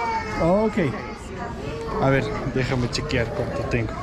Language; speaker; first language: Spanish; non-native, learner; Danish